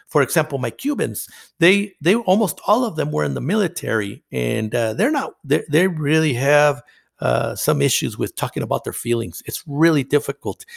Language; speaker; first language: English; non-native, fluent; Spanish